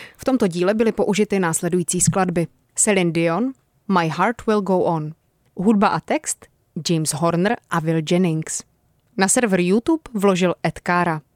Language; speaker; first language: Czech; native; Czech